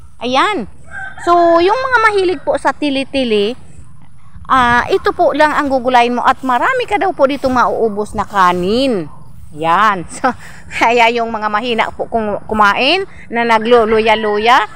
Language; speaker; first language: Filipino; non-native, local second language; Bikol